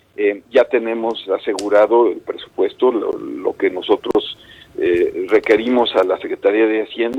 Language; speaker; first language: Spanish; native; Spanish